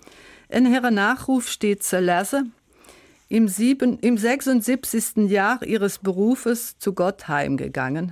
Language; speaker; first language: German; native; German